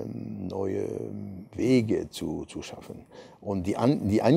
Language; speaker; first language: German; non-native, fluent; French